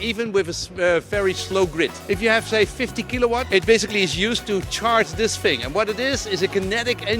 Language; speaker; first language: English; non-native, fluent; Dutch